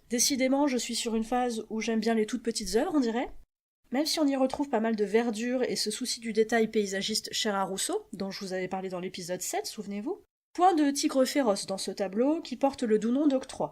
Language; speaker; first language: French; native; French